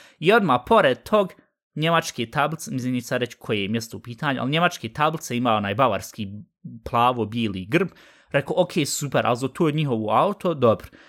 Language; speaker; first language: Bosnian; early bilingual, heritage; Bosnian